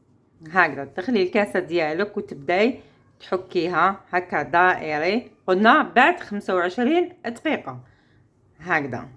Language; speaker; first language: Arabic; native; Arabic